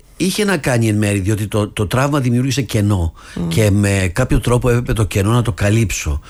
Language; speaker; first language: Greek; early bilingual, other home language; English